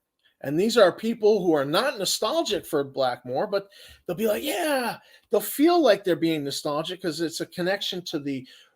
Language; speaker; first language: English; native; English